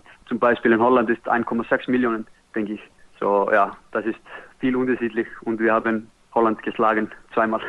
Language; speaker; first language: German; non-native, learner; Icelandic